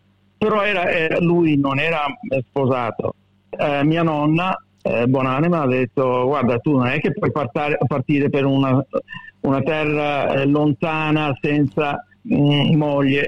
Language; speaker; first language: Italian; early bilingual, heritage; Italian